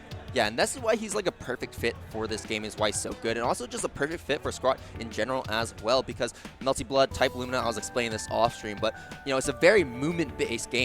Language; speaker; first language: English; native; English